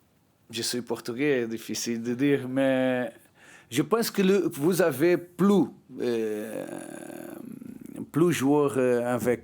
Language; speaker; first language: French; non-native, learner; Portuguese